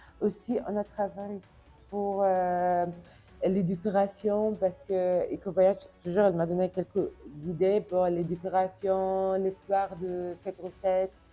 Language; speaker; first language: French; non-native, learner; Arabic